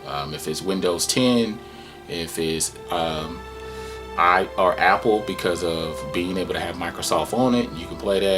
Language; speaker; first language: English; native; English